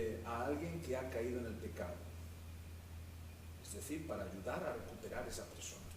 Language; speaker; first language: Spanish; native; Spanish